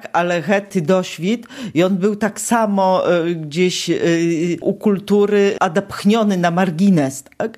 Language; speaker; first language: Polish; non-native, local second language; Belarusian